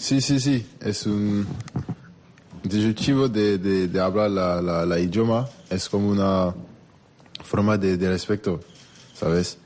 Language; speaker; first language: Spanish; non-native, learner; French